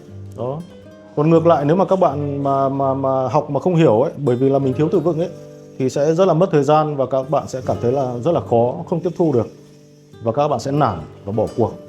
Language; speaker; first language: Vietnamese; native; Vietnamese